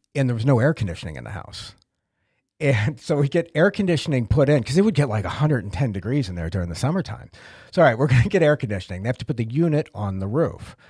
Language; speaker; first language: English; native; English